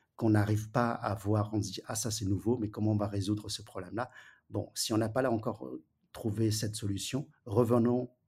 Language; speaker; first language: French; early bilingual, other home language; Wu Chinese